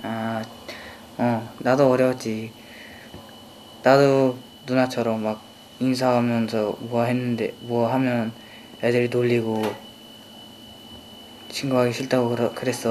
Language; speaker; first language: Korean; early bilingual, other home language; Uzbek